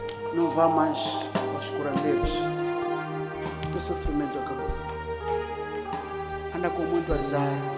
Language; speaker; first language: Portuguese; non-native, local second language; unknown